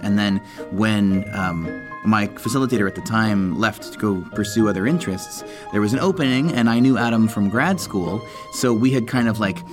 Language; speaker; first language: English; native; English